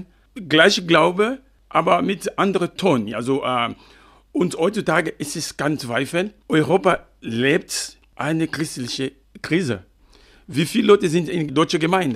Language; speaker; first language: German; non-native, fluent; French